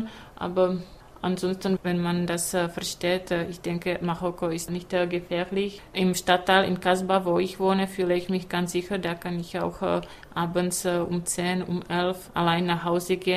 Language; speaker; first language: German; non-native, fluent; Czech